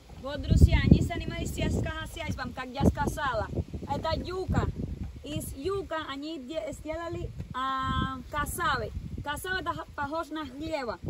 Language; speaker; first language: Russian; non-native, learner; Spanish